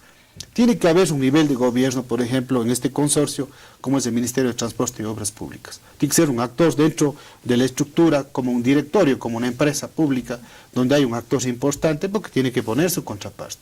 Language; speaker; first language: Spanish; native; Spanish